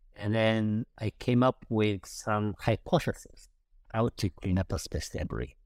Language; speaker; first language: English; non-native, fluent; Japanese